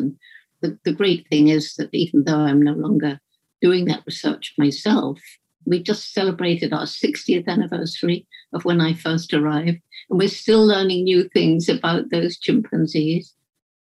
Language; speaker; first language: English; native; English